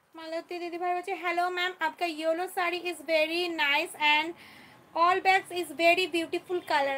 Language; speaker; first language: Hindi; non-native, local second language; Bangla